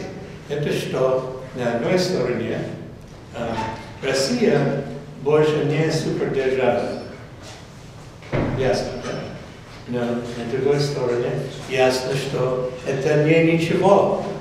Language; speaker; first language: Russian; non-native, fluent; English